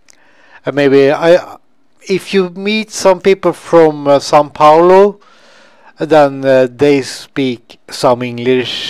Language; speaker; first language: English; non-native, fluent; Swedish